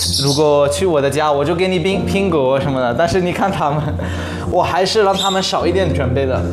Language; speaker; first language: Chinese; non-native, fluent; Arabic